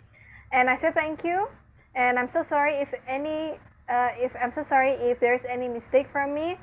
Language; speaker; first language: English; non-native, fluent; Indonesian